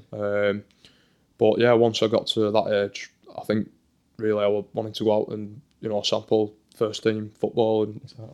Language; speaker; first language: English; native; English